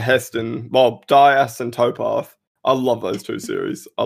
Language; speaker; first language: English; native; English